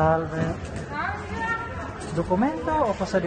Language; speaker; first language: Italian; non-native, learner; Filipino